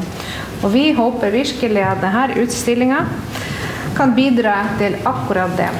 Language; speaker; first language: Norwegian; non-native, fluent; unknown